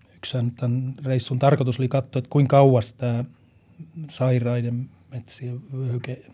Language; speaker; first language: Finnish; native; Finnish